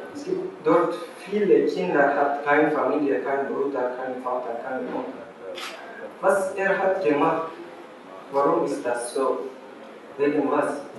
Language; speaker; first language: German; non-native, learner; Arabic